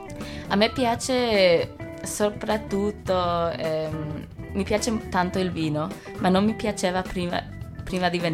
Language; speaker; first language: Italian; non-native, fluent; English